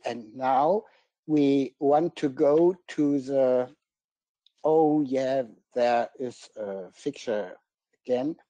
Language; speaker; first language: English; non-native, fluent; German